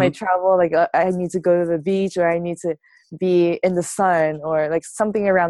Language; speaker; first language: English; native; English